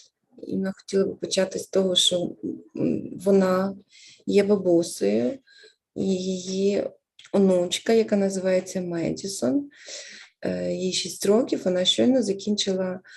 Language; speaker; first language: Ukrainian; native; Ukrainian